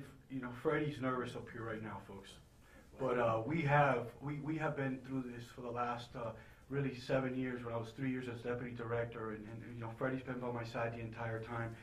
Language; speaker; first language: English; early bilingual, other home language; Spanish